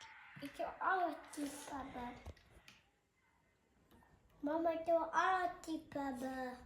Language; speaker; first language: Dutch; early bilingual, other home language; Filipino